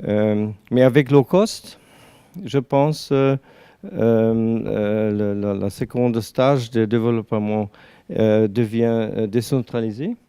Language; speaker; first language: French; non-native, learner; German